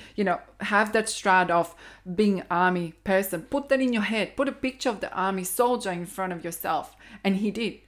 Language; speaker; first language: English; non-native, fluent; Croatian